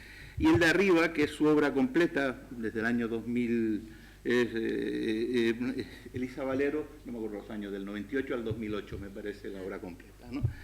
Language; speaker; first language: Spanish; native; Spanish